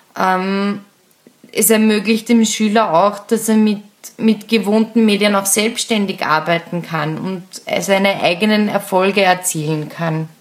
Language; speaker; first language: German; native; German